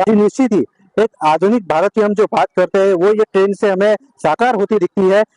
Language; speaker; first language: Hindi; non-native, local second language; Marathi